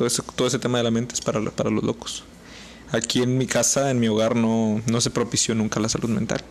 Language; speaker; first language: Spanish; native; Spanish